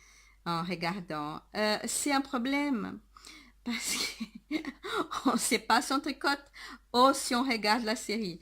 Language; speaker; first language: French; non-native, fluent; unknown